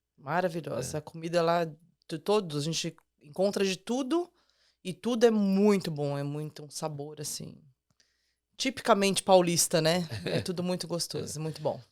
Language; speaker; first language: Portuguese; native; Portuguese